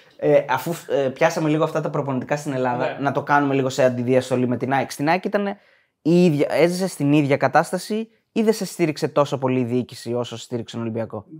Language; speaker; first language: Greek; native; Greek